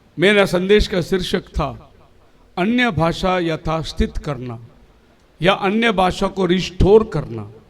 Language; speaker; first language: Hindi; non-native, local second language; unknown